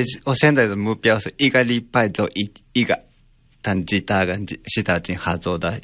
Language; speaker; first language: Chinese; non-native, fluent; Japanese